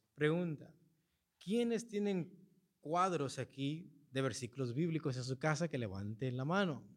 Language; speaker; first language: Spanish; early bilingual, heritage; Spanish